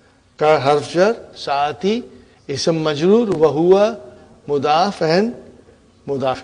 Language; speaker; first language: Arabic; non-native, fluent; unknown